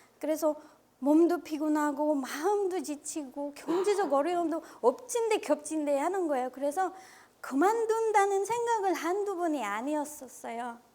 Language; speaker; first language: Korean; non-native, fluent; Filipino